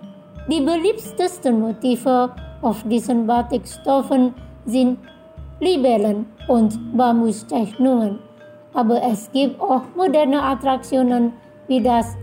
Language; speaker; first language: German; non-native, learner; Indonesian